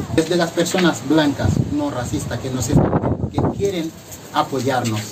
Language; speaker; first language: Spanish; non-native, fluent; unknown